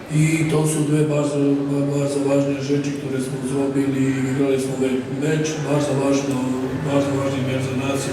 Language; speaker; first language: Polish; non-native, learner; Serbian